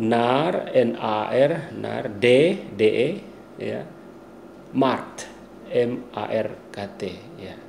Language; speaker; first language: Dutch; non-native, fluent; Indonesian